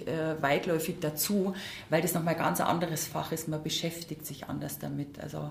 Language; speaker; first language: German; native; German